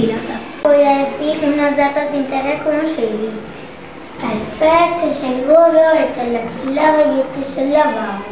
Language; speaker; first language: Spanish; early bilingual, other home language; Arabic